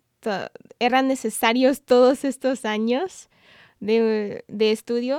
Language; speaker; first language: Spanish; non-native, fluent; English